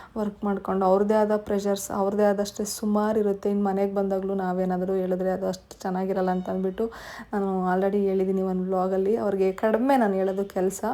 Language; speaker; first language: Kannada; native; Kannada